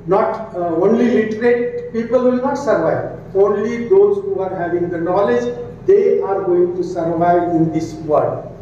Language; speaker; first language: English; non-native, local second language; Marathi